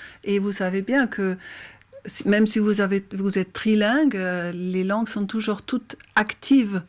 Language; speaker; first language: French; non-native, fluent; German